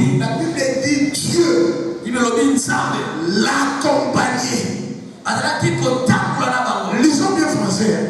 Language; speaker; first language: French; non-native, local second language; Lingala